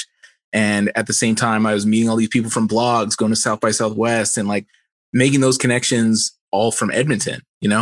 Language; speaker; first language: English; native; English